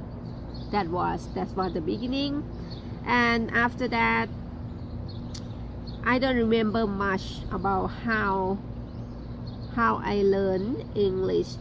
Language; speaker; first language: English; non-native, learner; Thai